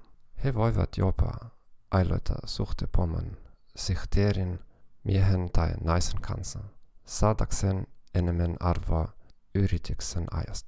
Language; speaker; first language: Finnish; non-native, fluent; German